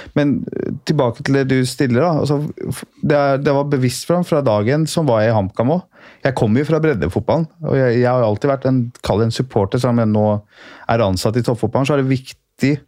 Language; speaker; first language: Norwegian; early bilingual, other home language; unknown